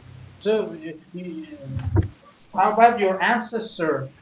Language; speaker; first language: English; non-native, learner; Persian